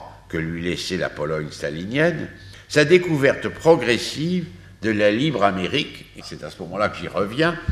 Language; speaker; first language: French; native; French